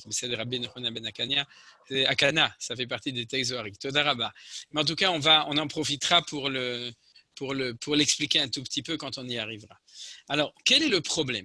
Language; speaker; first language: French; native; French